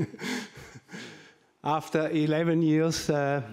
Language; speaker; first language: English; non-native, learner; German